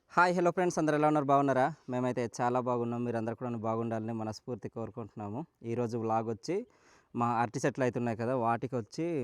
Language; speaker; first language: Telugu; non-native, local second language; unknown